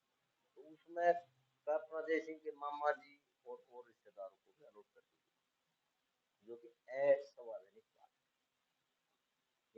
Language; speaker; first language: Hindi; native; Hindi